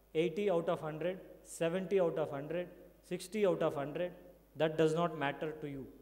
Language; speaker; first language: English; non-native, local second language; Marathi